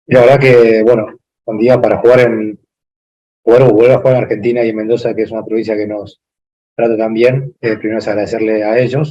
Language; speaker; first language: Spanish; native; Spanish